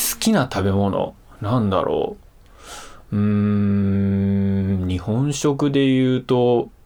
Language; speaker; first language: Japanese; early bilingual, heritage; Japanese